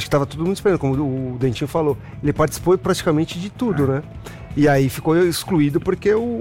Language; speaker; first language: Portuguese; native; Portuguese